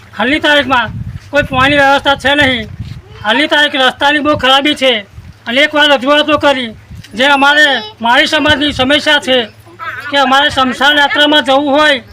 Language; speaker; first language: Gujarati; native; Gujarati